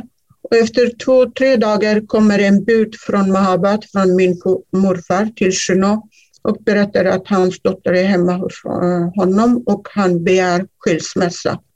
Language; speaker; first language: Swedish; non-native, fluent; Kurdish